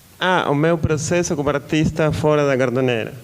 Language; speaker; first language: Portuguese; non-native, learner; Spanish